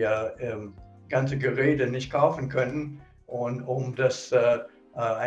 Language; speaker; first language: German; non-native, fluent; English